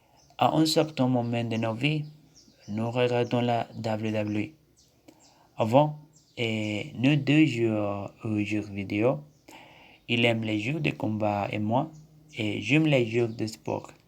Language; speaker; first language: French; non-native, learner; Spanish